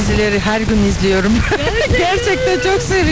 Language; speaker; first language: Turkish; non-native, learner; Kyrgyz